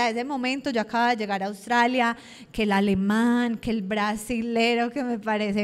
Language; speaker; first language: Spanish; native; Spanish